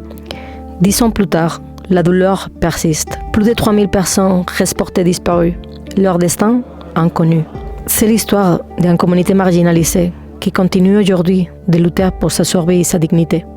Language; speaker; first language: French; native; French